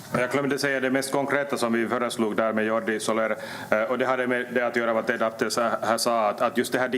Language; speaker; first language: Swedish; native; Swedish